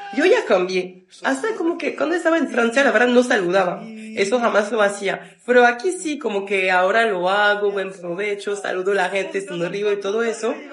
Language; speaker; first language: Spanish; non-native, fluent; French